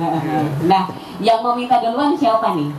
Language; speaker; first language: Indonesian; native; Indonesian